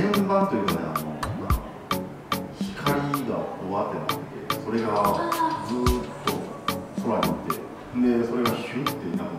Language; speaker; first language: Japanese; native; Japanese